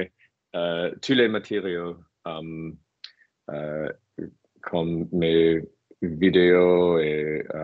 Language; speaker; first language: French; non-native, learner; English